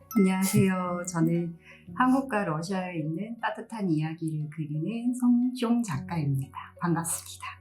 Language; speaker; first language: Korean; native; Korean